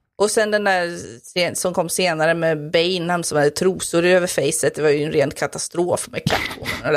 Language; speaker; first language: Swedish; native; Swedish